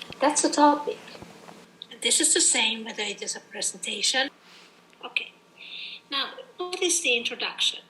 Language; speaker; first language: English; non-native, learner; Korean